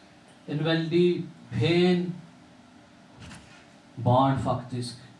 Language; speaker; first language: Norwegian; non-native, local second language; Urdu